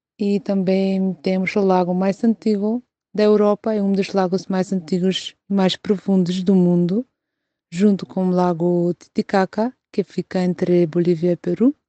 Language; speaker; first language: Portuguese; non-native, fluent; Macedonian